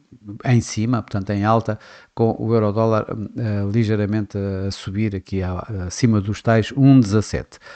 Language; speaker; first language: Portuguese; native; Portuguese